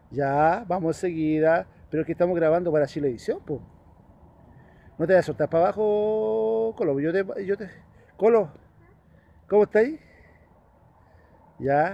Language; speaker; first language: Spanish; native; Spanish